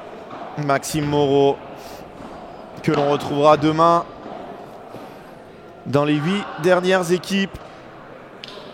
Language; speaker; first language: French; native; French